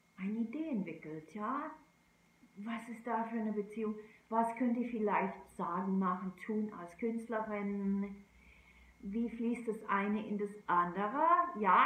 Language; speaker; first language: German; non-native, fluent; English